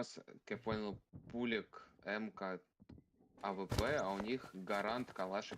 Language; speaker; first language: Russian; native; Russian